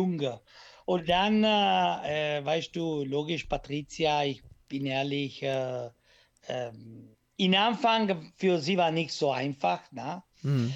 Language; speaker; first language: German; non-native, learner; Italian